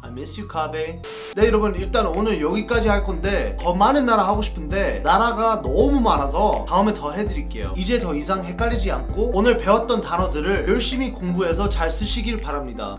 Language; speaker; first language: Korean; non-native, fluent; English